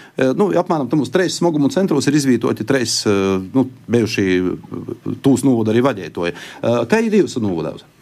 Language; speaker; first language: Latvian; native; Latvian